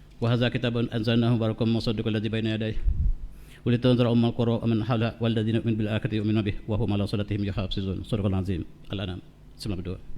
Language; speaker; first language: Malay; native; Malay